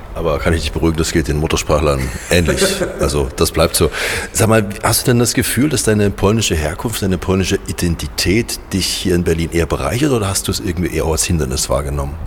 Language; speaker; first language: German; native; German